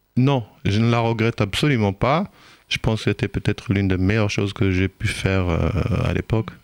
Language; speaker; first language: French; non-native, fluent; Hebrew